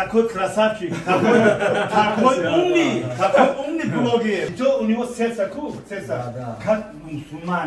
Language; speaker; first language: Russian; non-native, learner; Tajik